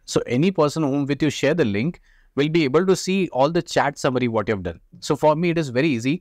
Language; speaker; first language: English; non-native, local second language; Hindi